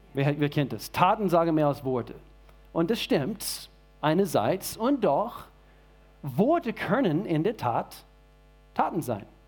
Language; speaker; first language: German; non-native, fluent; English